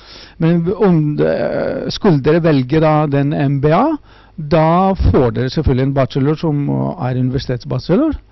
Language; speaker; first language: Norwegian; non-native, fluent; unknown